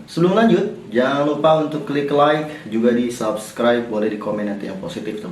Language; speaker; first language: Indonesian; native; Indonesian